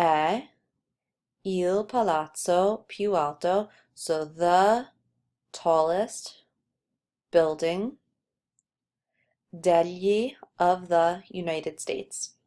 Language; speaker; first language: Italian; non-native, fluent; English